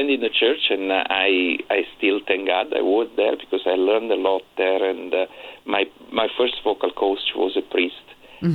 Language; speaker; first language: English; non-native, fluent; Italian